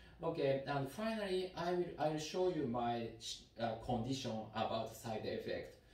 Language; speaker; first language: English; non-native, learner; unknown